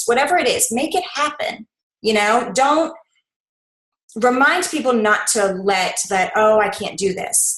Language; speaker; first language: English; native; English